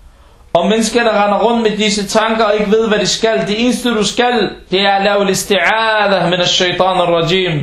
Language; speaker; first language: Danish; early bilingual, other home language; Arabic